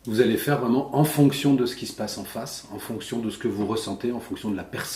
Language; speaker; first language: French; native; French